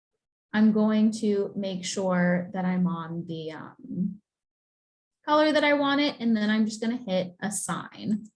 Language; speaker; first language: English; native; English